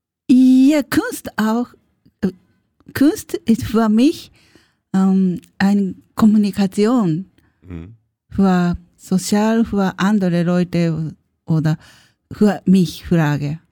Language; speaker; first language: German; non-native, learner; Japanese